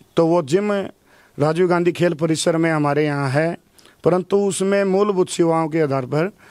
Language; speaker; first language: Hindi; native; Hindi